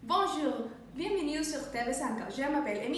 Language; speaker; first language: French; non-native, learner; Spanish